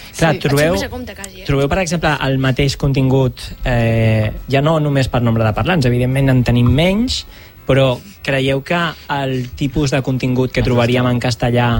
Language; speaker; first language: Catalan; native; Catalan